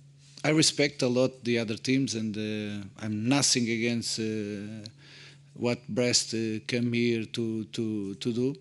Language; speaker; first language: English; non-native, fluent; Portuguese